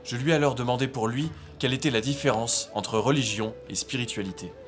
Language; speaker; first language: French; native; French